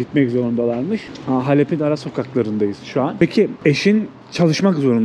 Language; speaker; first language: Turkish; native; Turkish